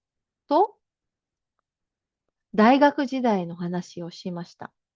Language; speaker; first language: Japanese; non-native, fluent; Filipino